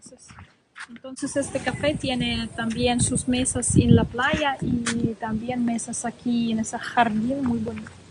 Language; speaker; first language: Spanish; non-native, learner; Russian